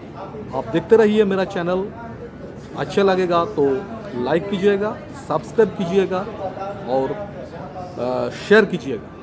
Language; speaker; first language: Hindi; non-native, local second language; Bangla